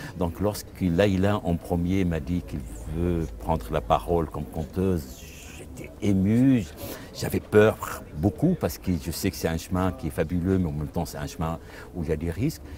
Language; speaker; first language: French; non-native, local second language; Arabic